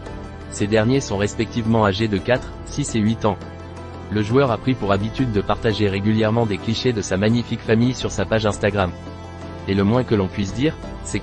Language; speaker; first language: French; native; French